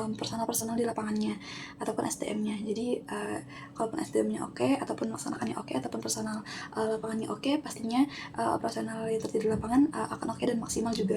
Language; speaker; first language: Indonesian; native; Indonesian